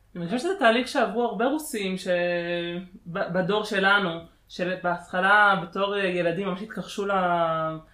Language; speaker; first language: Hebrew; native; Hebrew